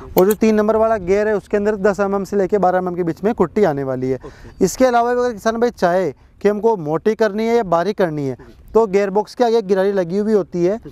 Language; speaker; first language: Hindi; native; Hindi